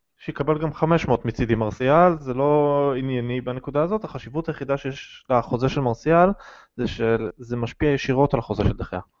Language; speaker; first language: Hebrew; native; Hebrew